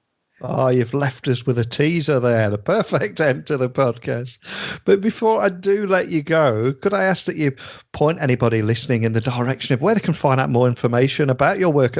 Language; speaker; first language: English; native; English